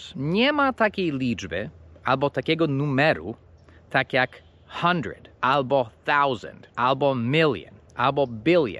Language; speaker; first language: Polish; non-native, fluent; English